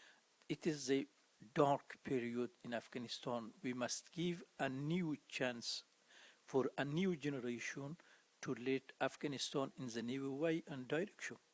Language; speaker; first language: English; non-native, fluent; Persian